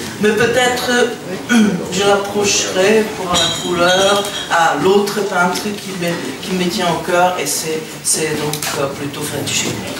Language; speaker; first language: French; non-native, fluent; Czech